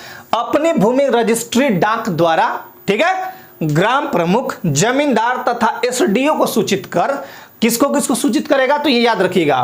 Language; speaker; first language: Hindi; native; Hindi